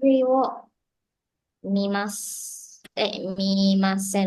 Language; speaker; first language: Japanese; non-native, learner; Indonesian